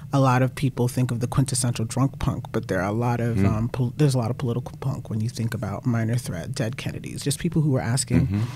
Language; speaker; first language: English; native; English